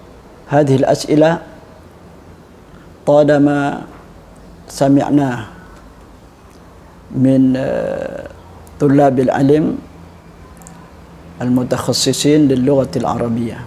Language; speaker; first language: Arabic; non-native, fluent; Indonesian